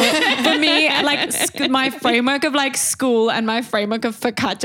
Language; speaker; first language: English; native; English